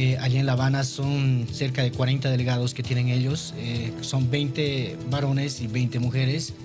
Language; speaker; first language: Spanish; native; Spanish